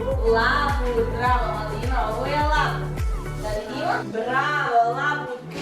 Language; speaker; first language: Bosnian; native; Bosnian